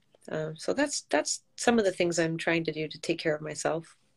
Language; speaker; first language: English; native; English